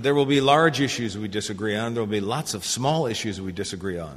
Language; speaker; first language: English; native; English